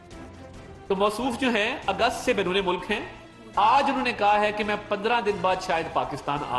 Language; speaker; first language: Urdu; non-native, local second language; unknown